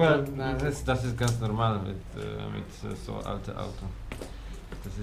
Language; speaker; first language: German; non-native, learner; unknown